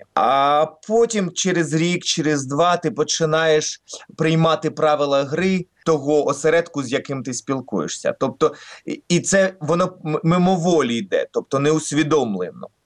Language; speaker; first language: Ukrainian; non-native, local second language; Russian